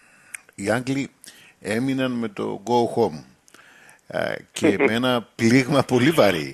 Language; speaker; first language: Greek; native; Greek